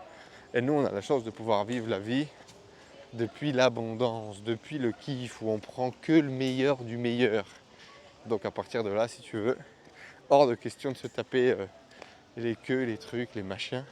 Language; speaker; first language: French; native; French